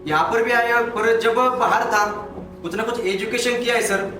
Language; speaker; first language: Hindi; non-native, local second language; Marathi